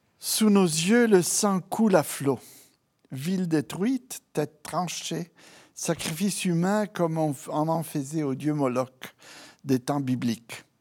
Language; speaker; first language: French; non-native, fluent; Italian